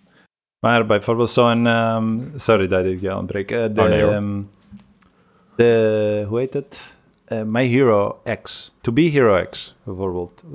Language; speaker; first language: Dutch; non-native, fluent; Spanish